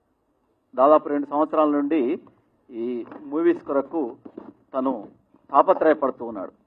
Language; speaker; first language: Telugu; native; Telugu